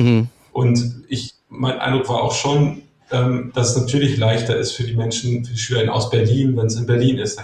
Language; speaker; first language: German; native; German